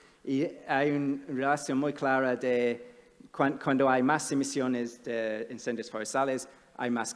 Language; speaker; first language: Spanish; non-native, fluent; English